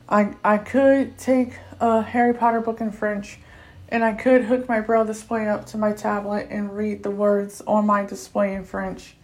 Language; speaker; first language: English; native; English